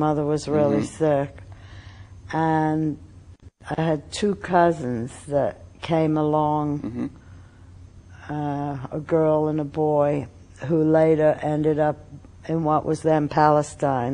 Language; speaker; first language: English; early bilingual, other home language; German